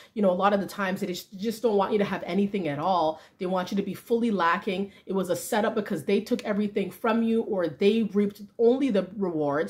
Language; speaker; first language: English; native; English